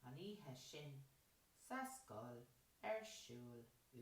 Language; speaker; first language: Irish; non-native, local second language; English